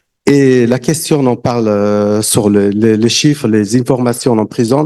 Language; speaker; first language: French; non-native, learner; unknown